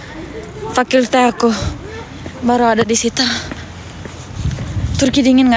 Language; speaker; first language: Indonesian; non-native, learner; Turkish